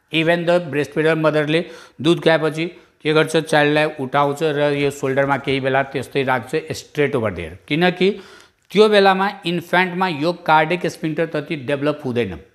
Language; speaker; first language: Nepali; non-native, local second language; Bhojpuri